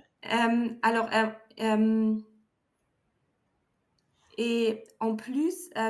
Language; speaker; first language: French; non-native, learner; German